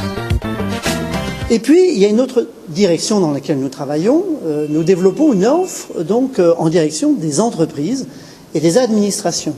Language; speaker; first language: French; native; French